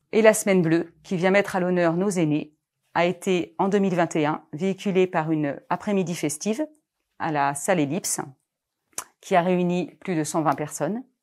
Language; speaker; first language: French; native; French